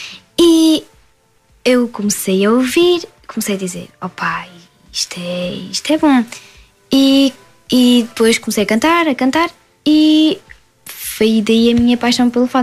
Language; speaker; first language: Portuguese; early bilingual, heritage; French